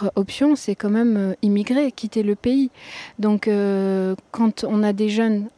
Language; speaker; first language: French; non-native, local second language; Arabic